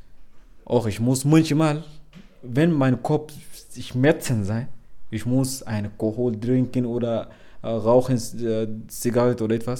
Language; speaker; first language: German; non-native, learner; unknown